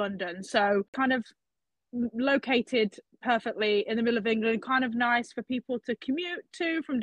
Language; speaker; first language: English; native; English